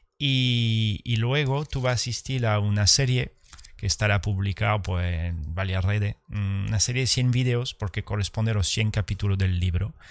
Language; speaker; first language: Spanish; early bilingual, heritage; Spanish